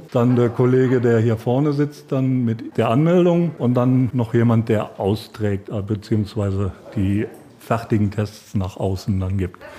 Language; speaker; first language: German; native; German